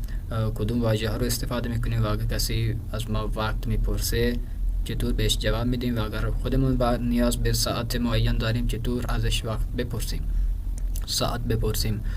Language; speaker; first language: Persian; non-native, fluent; Urdu